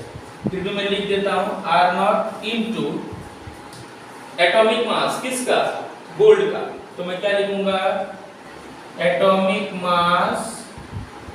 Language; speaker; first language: Hindi; native; Hindi